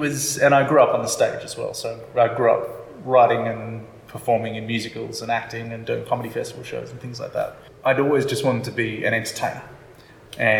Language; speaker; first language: English; native; English